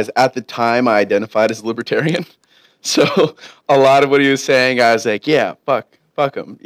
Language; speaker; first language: English; native; English